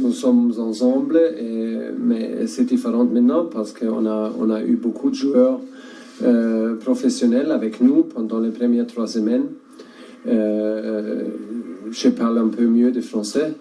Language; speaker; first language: French; non-native, learner; German